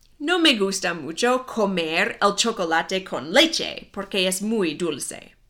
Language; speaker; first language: Spanish; non-native, fluent; English